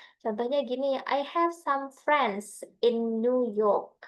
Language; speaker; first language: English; non-native, fluent; Indonesian